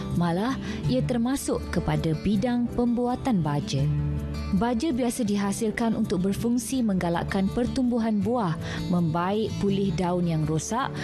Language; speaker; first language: Malay; native; Malay